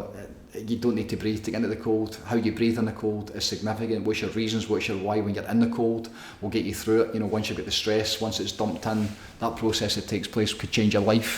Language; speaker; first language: English; native; English